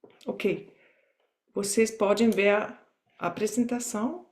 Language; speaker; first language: Portuguese; non-native, fluent; German